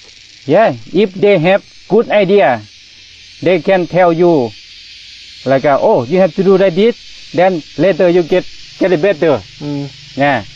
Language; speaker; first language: English; non-native, learner; Thai